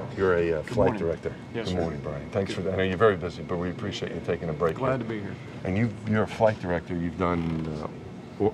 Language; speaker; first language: English; native; English